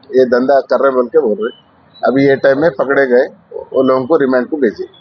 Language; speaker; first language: Hindi; non-native, local second language; Telugu